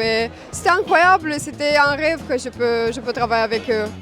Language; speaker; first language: French; non-native, fluent; Romanian